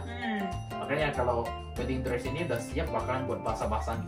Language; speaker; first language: Indonesian; native; Indonesian